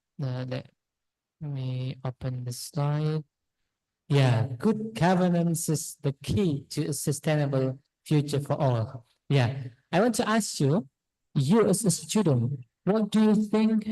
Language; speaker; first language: English; non-native, fluent; Indonesian